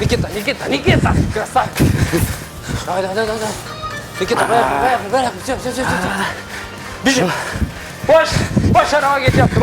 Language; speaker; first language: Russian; non-native, local second language; Kyrgyz